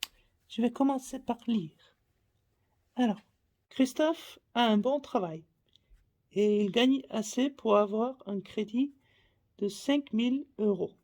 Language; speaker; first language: French; non-native, learner; Faroese